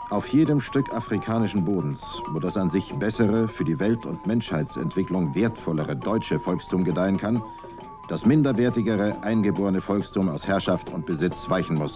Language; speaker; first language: German; native; German